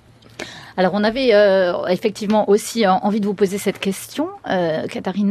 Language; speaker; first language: French; native; French